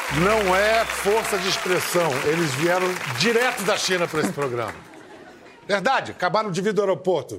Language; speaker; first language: Portuguese; native; Portuguese